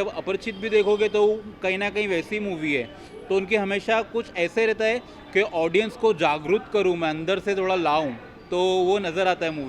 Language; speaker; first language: Hindi; native; Hindi